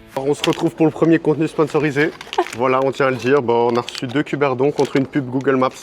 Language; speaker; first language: French; native; French